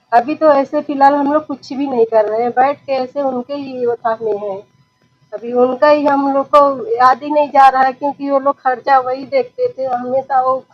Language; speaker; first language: Hindi; native; Hindi